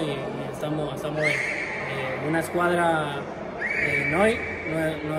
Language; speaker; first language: Italian; non-native, learner; Spanish